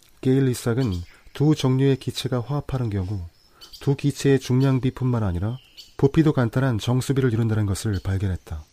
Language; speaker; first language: Korean; native; Korean